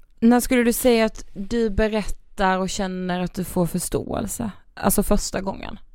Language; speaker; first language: Swedish; native; Swedish